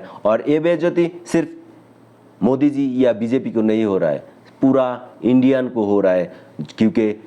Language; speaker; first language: Hindi; non-native, local second language; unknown